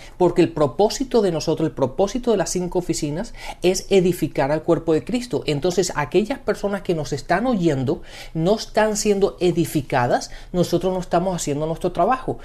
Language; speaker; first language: Spanish; early bilingual, heritage; Spanish